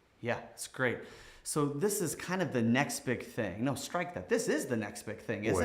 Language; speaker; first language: English; native; English